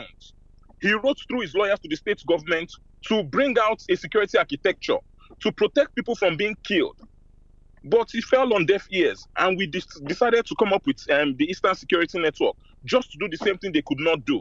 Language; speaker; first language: English; non-native, local second language; Igbo